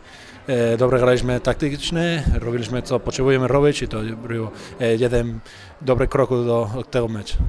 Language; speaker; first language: Polish; non-native, learner; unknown